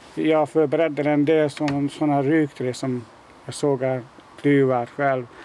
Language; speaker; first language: Swedish; non-native, learner; Hungarian